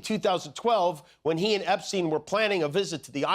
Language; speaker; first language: English; native; English